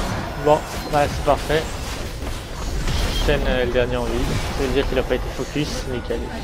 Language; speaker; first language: French; native; French